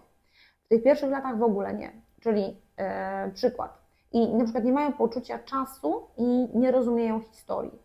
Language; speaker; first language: Polish; native; Polish